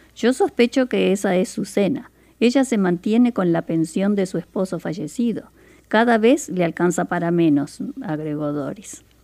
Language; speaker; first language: Spanish; native; Spanish